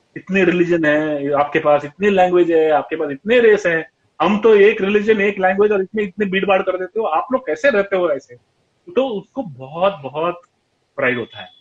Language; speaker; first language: Hindi; non-native, local second language; Tamil